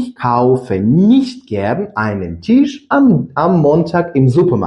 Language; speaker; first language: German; non-native, fluent; Ukrainian